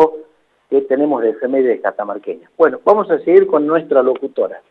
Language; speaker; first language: Spanish; native; Spanish